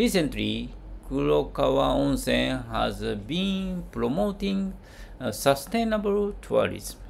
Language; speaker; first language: English; non-native, learner; Japanese